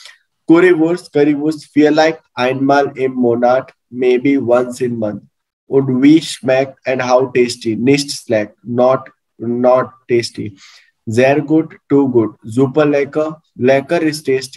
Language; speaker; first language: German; non-native, learner; Hindi